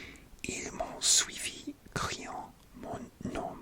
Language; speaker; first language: French; non-native, learner; English